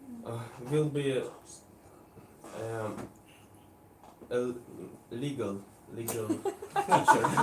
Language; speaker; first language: English; non-native, learner; Russian